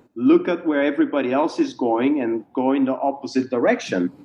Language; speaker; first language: English; non-native, fluent; Bulgarian